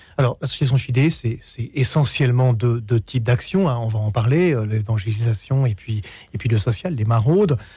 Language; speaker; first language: French; native; French